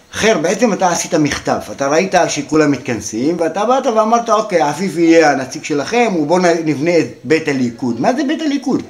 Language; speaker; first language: Hebrew; non-native, local second language; Arabic